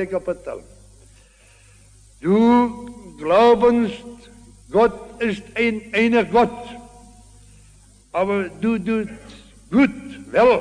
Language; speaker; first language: German; non-native, learner; Afrikaans